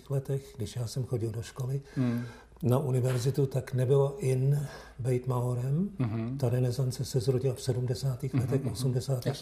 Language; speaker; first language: Czech; early bilingual, heritage; Czech